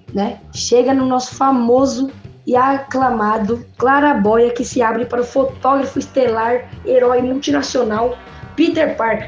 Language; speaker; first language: Portuguese; native; Portuguese